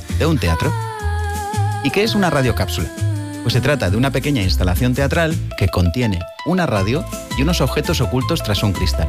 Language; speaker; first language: Spanish; native; Spanish